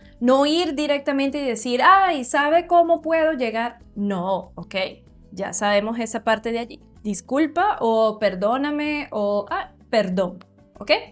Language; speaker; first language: Spanish; non-native, fluent; Portuguese